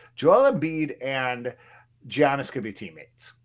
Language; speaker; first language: English; native; English